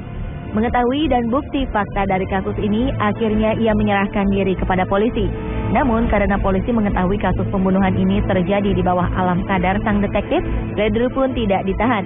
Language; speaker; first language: Indonesian; native; Indonesian